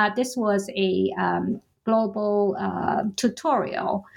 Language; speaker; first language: English; non-native, fluent; Chinese